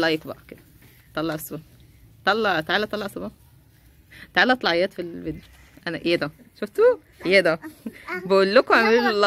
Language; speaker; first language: Arabic; native; Arabic